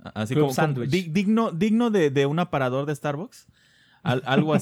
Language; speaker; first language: Spanish; native; Spanish